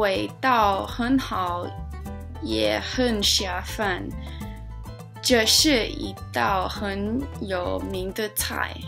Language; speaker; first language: Chinese; non-native, learner; English